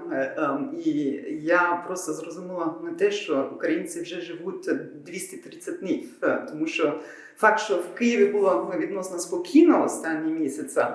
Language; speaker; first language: Ukrainian; non-native, fluent; German